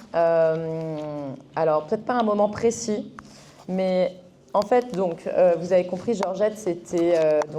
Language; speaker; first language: French; early bilingual, other home language; Arabic